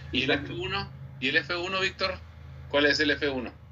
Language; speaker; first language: Spanish; native; Spanish